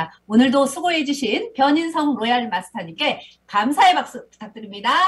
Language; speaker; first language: Korean; native; Korean